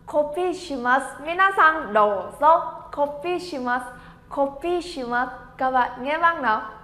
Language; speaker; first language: Japanese; non-native, fluent; Vietnamese